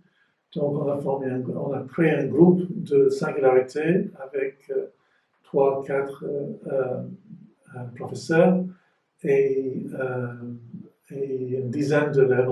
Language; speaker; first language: French; non-native, fluent; English